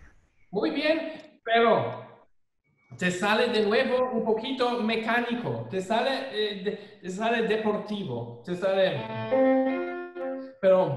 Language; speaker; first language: Spanish; non-native, fluent; German